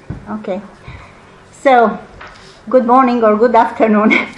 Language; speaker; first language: English; non-native, fluent; Romanian